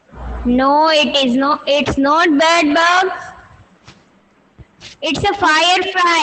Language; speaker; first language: English; non-native, local second language; Hindi